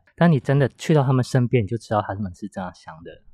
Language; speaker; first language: Chinese; native; Chinese